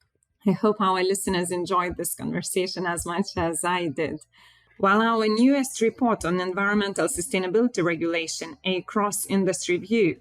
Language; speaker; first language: English; non-native, fluent; Lithuanian